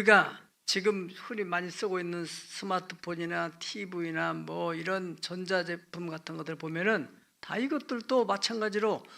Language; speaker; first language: Korean; native; Korean